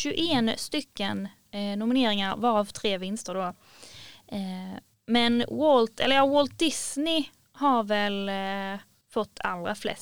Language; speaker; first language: Swedish; native; Swedish